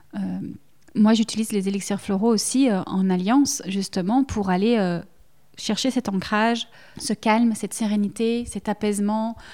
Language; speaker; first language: French; native; French